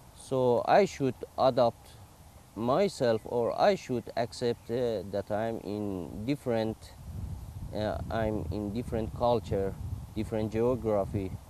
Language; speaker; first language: English; non-native, learner; Persian